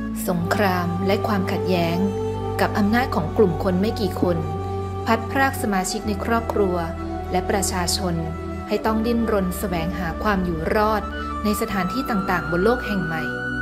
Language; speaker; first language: Thai; native; Thai